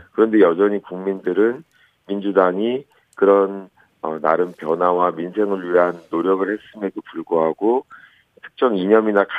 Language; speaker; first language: Korean; native; Korean